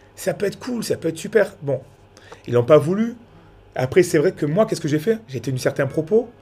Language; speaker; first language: French; native; French